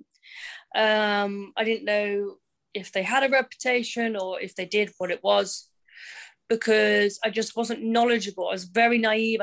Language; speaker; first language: English; native; English